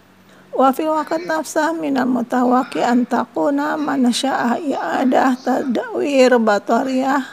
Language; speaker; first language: Arabic; non-native, fluent; Indonesian